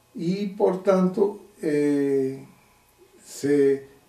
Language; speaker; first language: Spanish; native; Spanish